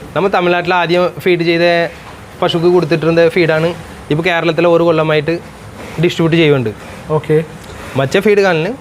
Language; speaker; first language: Malayalam; non-native, local second language; Tamil